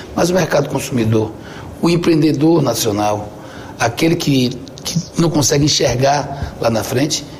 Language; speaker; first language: Portuguese; native; Portuguese